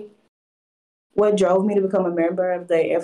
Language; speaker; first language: English; native; English